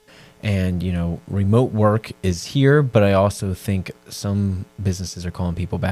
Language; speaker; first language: English; native; English